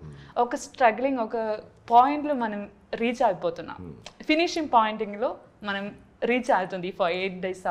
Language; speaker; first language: Telugu; non-native, learner; Malayalam